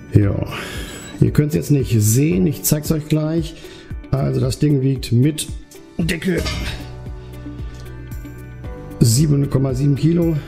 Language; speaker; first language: German; native; German